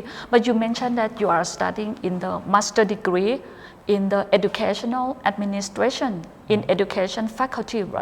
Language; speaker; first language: English; non-native, fluent; Thai